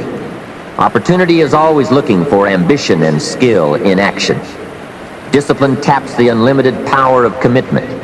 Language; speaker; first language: English; native; English